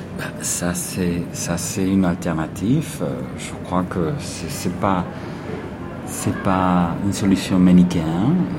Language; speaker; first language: French; non-native, fluent; Spanish